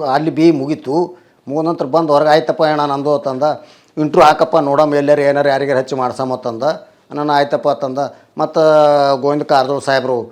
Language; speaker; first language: Kannada; native; Kannada